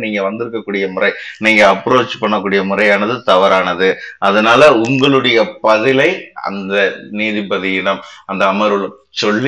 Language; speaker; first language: Tamil; native; Tamil